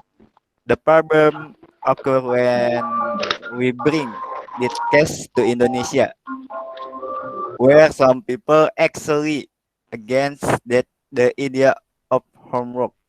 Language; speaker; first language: English; non-native, learner; Indonesian